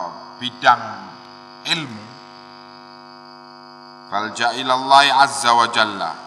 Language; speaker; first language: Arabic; non-native, fluent; Indonesian